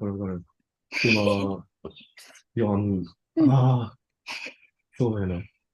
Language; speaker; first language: Japanese; non-native, learner; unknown